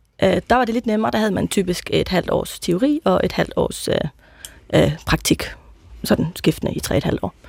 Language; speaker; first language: Danish; non-native, local second language; Faroese